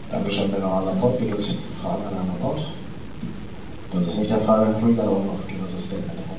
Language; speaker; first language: German; native; German